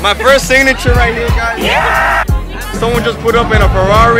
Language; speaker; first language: English; early bilingual, other home language; Spanish